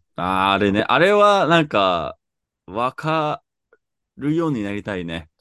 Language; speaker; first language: Japanese; non-native, fluent; English